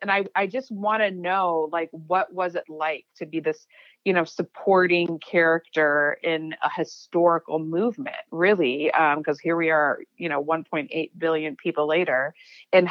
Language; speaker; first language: English; early bilingual, other home language; Urdu